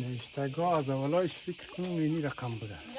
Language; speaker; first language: Persian; native; Persian